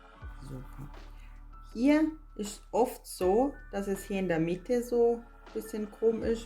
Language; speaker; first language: German; non-native, fluent; Portuguese